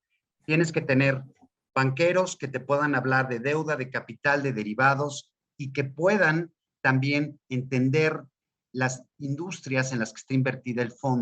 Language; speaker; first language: Spanish; native; Spanish